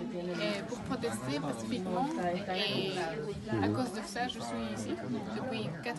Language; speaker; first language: French; early bilingual, heritage; Spanish